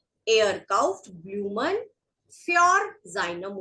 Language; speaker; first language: German; non-native, fluent; Hindi